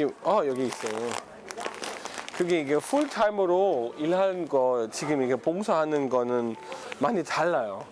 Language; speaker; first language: Korean; non-native, fluent; Danish